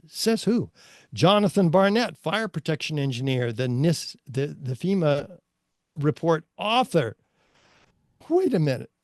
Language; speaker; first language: English; native; English